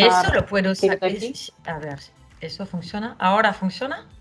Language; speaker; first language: Spanish; non-native, fluent; French